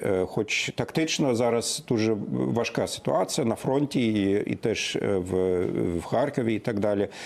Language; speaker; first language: Ukrainian; non-native, fluent; German